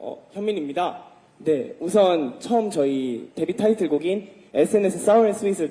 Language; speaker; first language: Korean; native; Korean